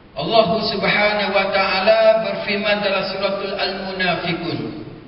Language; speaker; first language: Malay; native; Malay